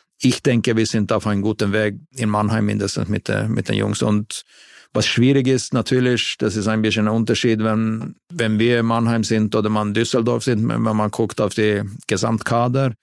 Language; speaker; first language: German; non-native, fluent; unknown